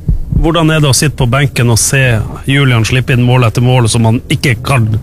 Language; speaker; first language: Norwegian; native; Norwegian